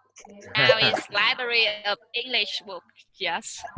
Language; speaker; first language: English; non-native, learner; Vietnamese